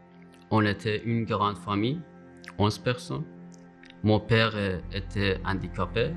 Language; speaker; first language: French; non-native, learner; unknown